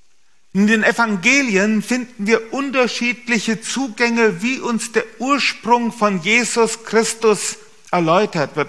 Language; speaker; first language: German; native; German